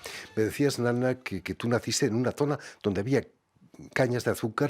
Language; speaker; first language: Spanish; native; Spanish